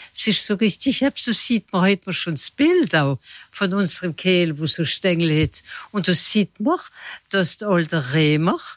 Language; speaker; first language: German; non-native, local second language; Swiss German